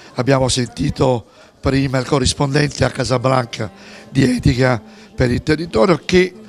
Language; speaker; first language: Italian; native; Italian